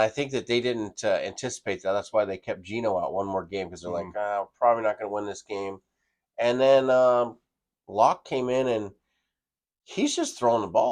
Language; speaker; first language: English; native; English